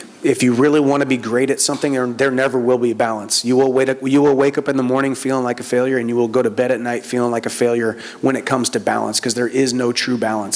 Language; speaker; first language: English; native; English